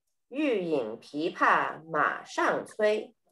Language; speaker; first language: Chinese; early bilingual, heritage; Chinese